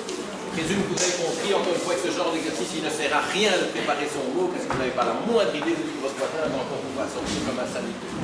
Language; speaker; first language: French; native; French